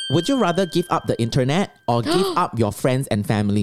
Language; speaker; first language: English; non-native, local second language; Chinese